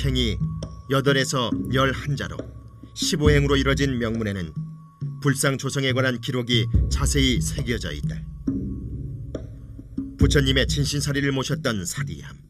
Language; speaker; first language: Korean; native; Korean